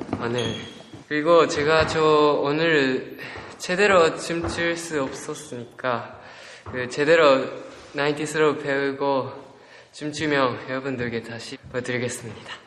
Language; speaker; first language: Korean; non-native, fluent; Japanese